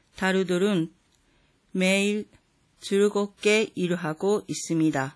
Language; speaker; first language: Korean; non-native, fluent; Japanese